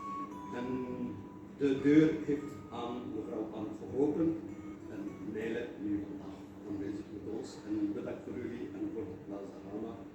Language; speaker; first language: Dutch; non-native, learner; Kurdish